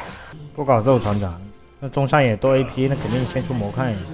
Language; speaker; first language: Chinese; native; Chinese